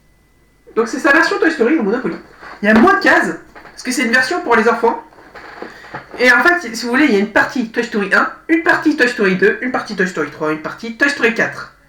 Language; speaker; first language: French; native; French